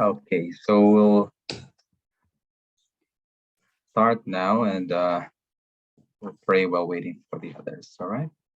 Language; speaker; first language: English; non-native, fluent; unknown